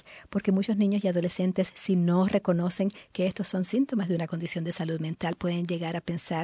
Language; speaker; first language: Spanish; native; Spanish